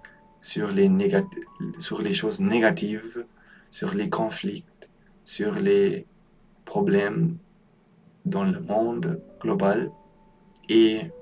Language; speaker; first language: French; non-native, learner; Polish